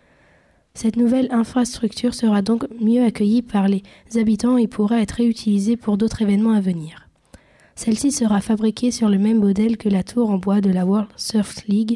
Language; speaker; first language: French; native; French